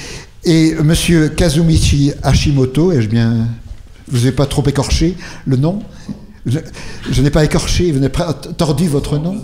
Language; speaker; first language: French; native; French